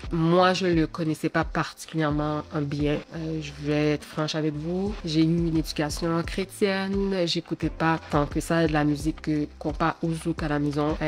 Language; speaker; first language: French; early bilingual, other home language; Haitian Creole